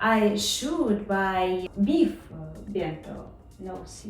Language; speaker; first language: English; non-native, learner; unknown